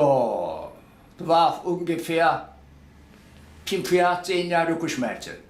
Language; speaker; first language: German; non-native, learner; Korean